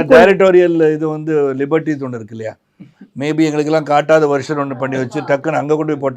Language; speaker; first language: Tamil; native; Tamil